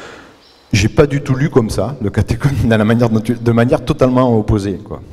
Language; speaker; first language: French; native; French